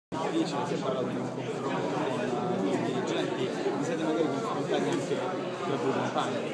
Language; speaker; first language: Italian; native; Italian